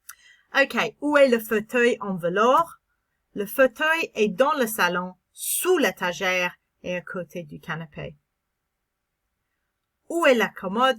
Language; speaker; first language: French; non-native, fluent; English